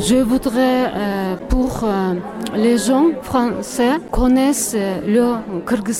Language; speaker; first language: French; non-native, learner; Kyrgyz